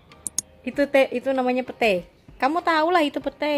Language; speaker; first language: Indonesian; native; Indonesian